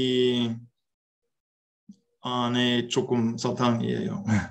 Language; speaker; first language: Korean; non-native, learner; English